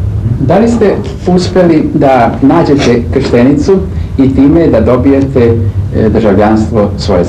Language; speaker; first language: Bosnian; native; Bosnian